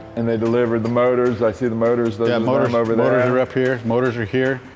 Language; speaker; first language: English; native; English